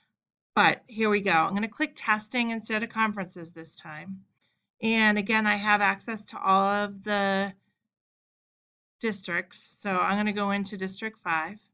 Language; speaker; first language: English; native; English